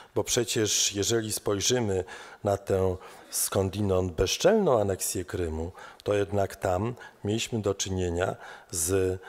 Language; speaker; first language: Polish; native; Polish